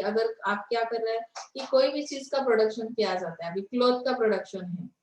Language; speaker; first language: Hindi; non-native, local second language; Marathi